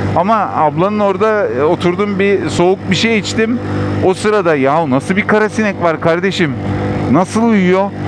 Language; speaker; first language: Turkish; early bilingual, heritage; Turkish